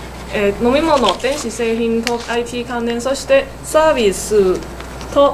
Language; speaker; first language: Japanese; non-native, learner; Cantonese